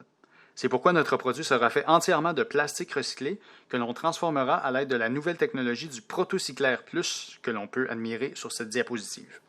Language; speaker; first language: French; native; French